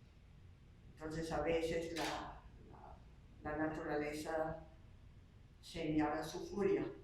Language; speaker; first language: Spanish; non-native, fluent; Slovak